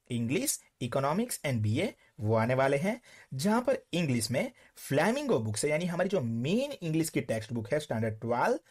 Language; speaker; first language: Hindi; non-native, local second language; Gujarati